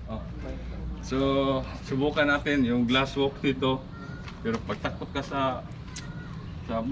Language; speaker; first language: Filipino; non-native, local second language; Cebuano